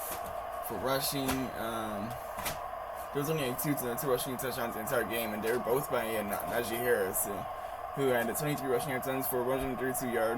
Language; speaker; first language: English; native; English